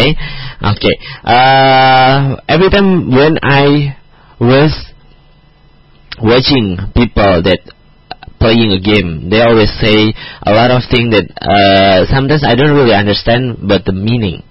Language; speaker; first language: English; non-native, learner; Indonesian